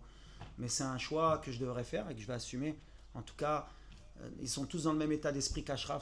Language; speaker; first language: French; native; French